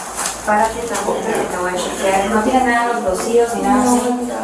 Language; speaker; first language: Spanish; early bilingual, heritage; Spanish